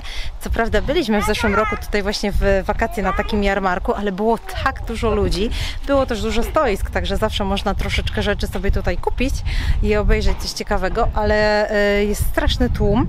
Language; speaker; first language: Polish; native; Polish